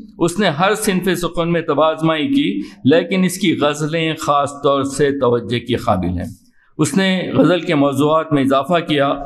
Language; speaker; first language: Urdu; native; Urdu